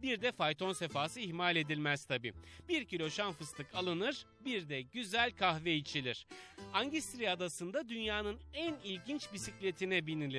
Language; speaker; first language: Turkish; native; Turkish